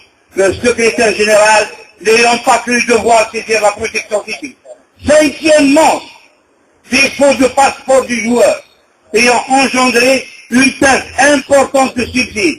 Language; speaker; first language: French; non-native, local second language; Arabic